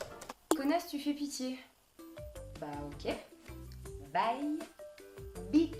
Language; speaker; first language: French; native; French